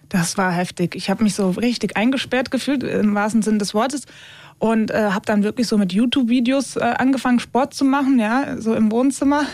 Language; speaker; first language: German; early bilingual, other home language; Turkish